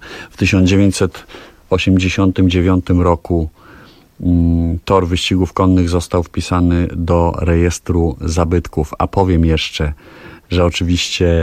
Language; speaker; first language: Polish; native; Polish